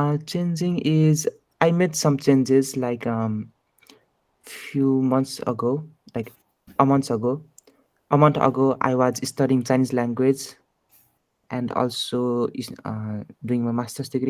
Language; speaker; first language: English; non-native, fluent; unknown